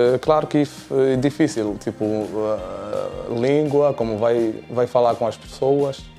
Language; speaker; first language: Portuguese; non-native, learner; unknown